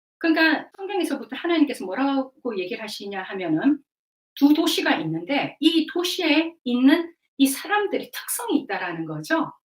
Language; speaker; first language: Korean; native; Korean